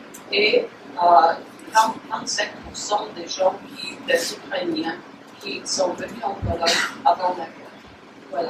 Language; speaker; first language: French; non-native, fluent; Polish